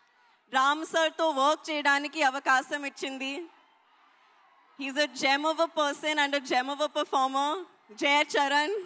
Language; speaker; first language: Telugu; non-native, learner; Hindi